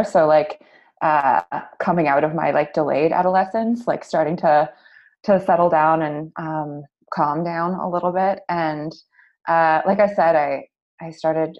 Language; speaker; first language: English; native; English